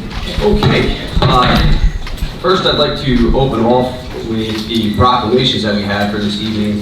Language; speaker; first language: English; native; English